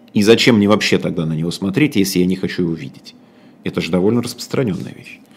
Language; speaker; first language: Russian; native; Russian